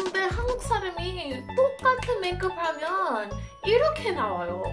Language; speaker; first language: Korean; non-native, fluent; English